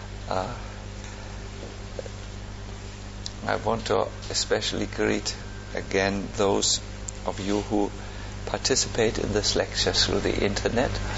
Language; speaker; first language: English; non-native, fluent; German